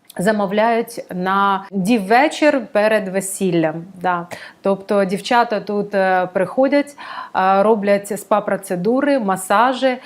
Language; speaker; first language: Ukrainian; non-native, local second language; Russian